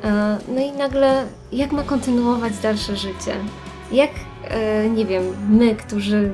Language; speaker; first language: Polish; native; Polish